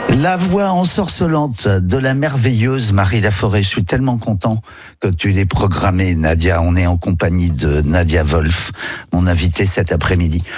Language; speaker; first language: French; native; French